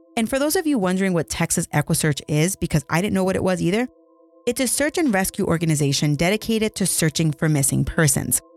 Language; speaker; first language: English; early bilingual, other home language; Spanish